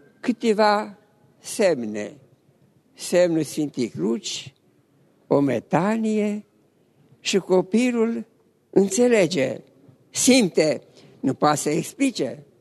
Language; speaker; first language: Romanian; native; Romanian